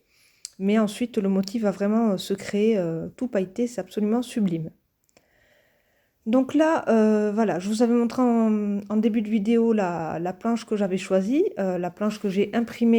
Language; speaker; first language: French; native; French